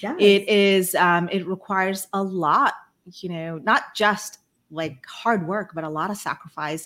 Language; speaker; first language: English; non-native, fluent; Malay